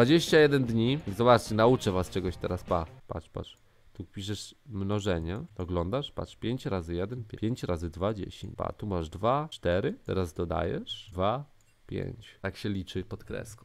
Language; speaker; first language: Polish; native; Polish